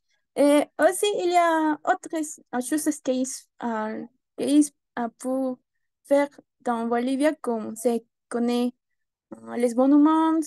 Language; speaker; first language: French; non-native, learner; Spanish